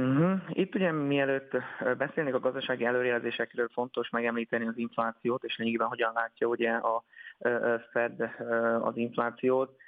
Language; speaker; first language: Hungarian; native; Hungarian